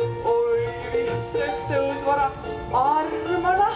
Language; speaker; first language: Swedish; non-native, local second language; Finnish